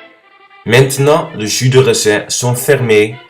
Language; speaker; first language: French; non-native, learner; Dutch